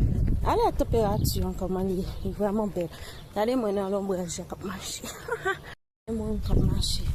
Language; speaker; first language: French; non-native, learner; Haitian Creole